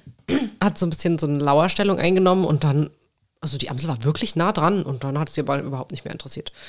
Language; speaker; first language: German; native; German